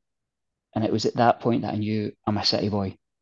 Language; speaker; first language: English; native; English